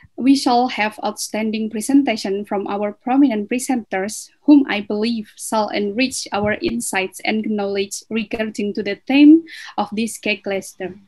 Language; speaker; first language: English; non-native, fluent; Indonesian